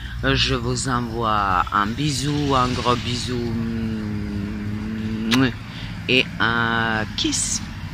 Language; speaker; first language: French; non-native, fluent; Serbian